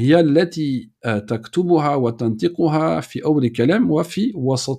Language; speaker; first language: Arabic; non-native, fluent; French